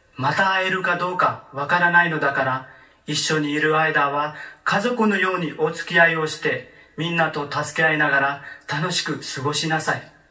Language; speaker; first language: Japanese; non-native, learner; Marathi